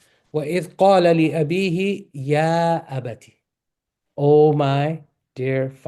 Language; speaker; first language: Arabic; non-native, fluent; English